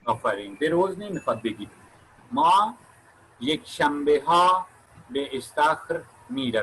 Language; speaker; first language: Persian; non-native, fluent; Urdu